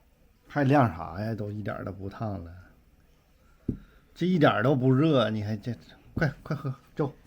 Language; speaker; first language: Chinese; native; Chinese